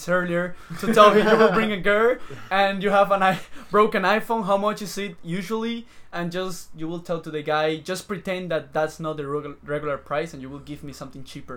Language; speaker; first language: English; non-native, fluent; Spanish